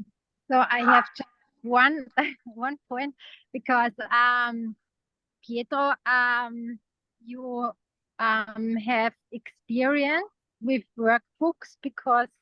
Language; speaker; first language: English; non-native, fluent; German